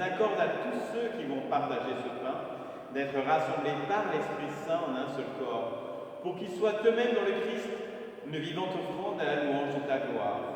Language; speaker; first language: French; native; French